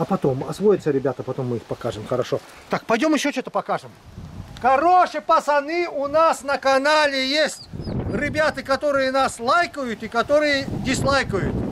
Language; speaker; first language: Russian; native; Russian